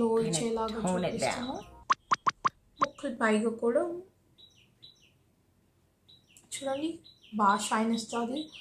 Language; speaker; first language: Telugu; native; Telugu